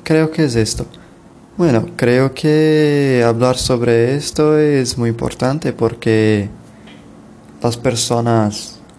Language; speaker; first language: Spanish; non-native, learner; Portuguese